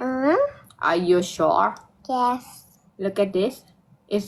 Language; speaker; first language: English; non-native, learner; Thai